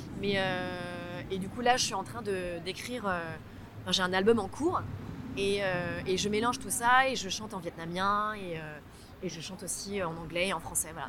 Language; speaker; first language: French; early bilingual, other home language; Vietnamese